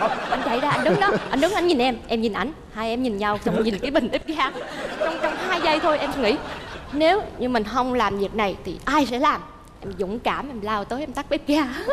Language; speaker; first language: Vietnamese; native; Vietnamese